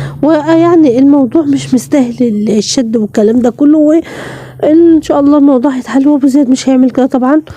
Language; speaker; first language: Arabic; native; Arabic